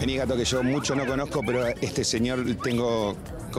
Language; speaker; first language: Spanish; native; Spanish